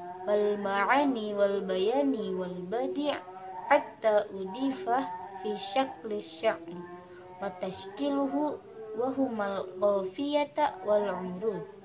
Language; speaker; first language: Arabic; non-native, learner; Indonesian